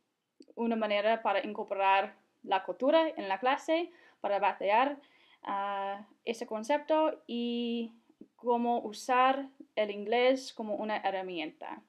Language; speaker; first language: Spanish; non-native, fluent; English